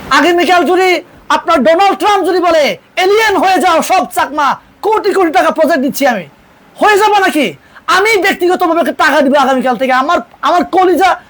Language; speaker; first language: Bangla; non-native, local second language; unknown